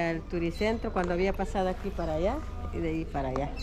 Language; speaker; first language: Spanish; native; Spanish